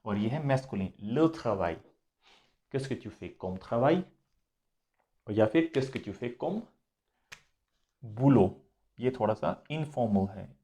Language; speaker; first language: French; non-native, fluent; Hindi